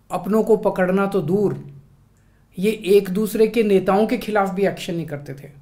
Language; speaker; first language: Hindi; native; Hindi